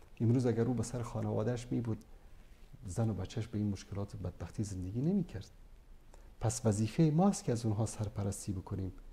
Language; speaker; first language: Persian; native; Persian